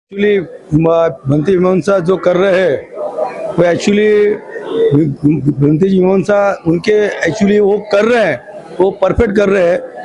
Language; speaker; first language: Hindi; non-native, local second language; Marathi